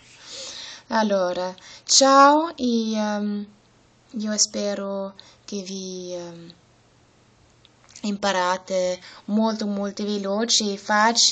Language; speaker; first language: Italian; non-native, learner; German